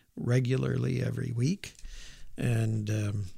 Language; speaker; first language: English; native; English